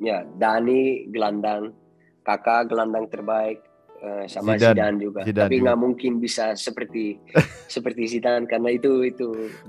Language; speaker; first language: Indonesian; non-native, fluent; Dutch